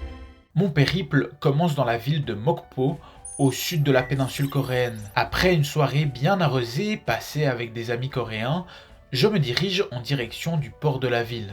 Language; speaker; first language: French; native; French